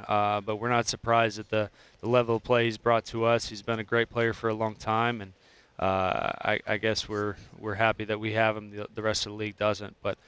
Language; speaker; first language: English; native; English